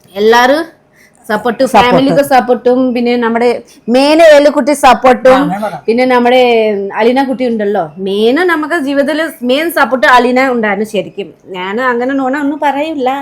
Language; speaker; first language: Malayalam; non-native, learner; Nepali